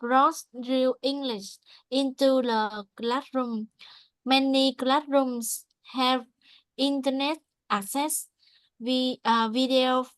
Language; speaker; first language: English; non-native, learner; Vietnamese